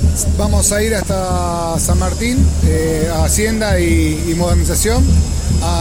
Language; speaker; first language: Spanish; native; Spanish